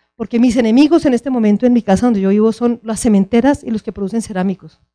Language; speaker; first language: Spanish; native; Spanish